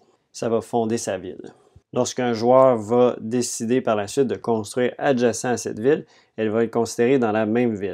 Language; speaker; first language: French; native; French